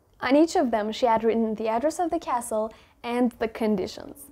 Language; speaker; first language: English; non-native, fluent; Persian